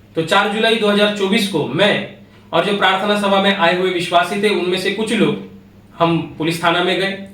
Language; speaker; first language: Hindi; non-native, local second language; Marathi